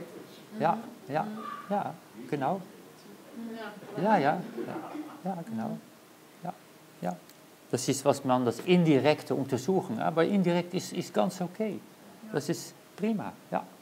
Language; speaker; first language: German; non-native, learner; Dutch